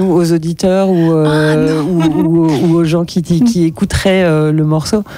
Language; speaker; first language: French; native; French